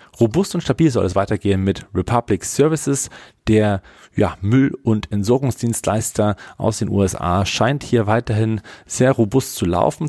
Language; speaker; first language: German; native; German